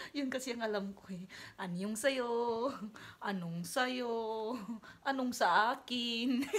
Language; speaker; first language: Filipino; non-native, local second language; Iloko